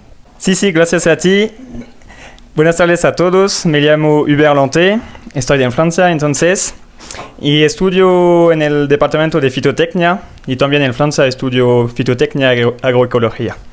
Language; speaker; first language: Spanish; non-native, learner; French